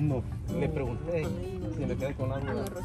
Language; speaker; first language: Spanish; native; Spanish